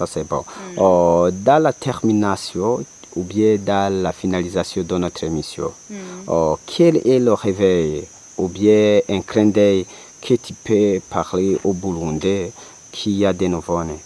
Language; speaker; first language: French; non-native, local second language; Rundi